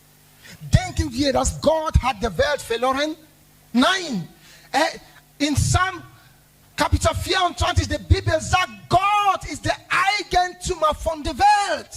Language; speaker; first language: German; non-native, learner; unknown